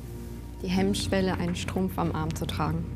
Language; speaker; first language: German; native; German